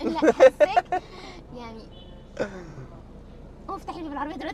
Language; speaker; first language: Arabic; native; Arabic